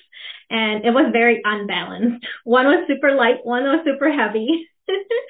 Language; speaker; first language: English; non-native, local second language; Filipino